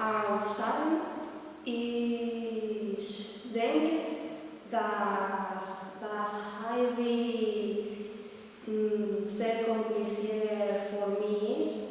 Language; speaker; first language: German; non-native, learner; Spanish